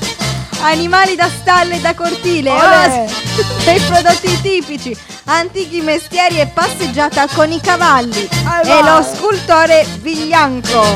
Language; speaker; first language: Italian; native; Italian